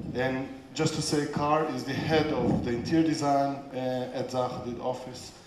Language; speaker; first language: English; non-native, fluent; Hebrew